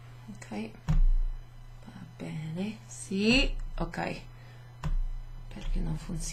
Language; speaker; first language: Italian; non-native, fluent; English